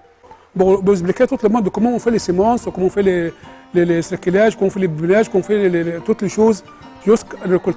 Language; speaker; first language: French; non-native, learner; Arabic